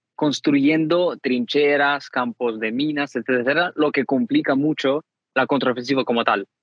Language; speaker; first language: Spanish; non-native, fluent; Ukrainian